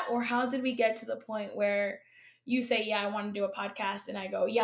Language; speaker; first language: English; native; English